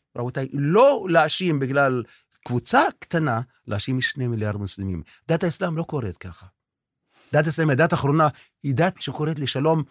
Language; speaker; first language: Hebrew; non-native, local second language; Arabic